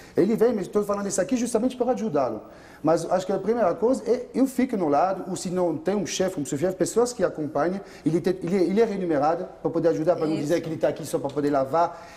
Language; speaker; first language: Portuguese; non-native, fluent; French